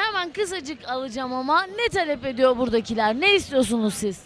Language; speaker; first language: Turkish; native; Turkish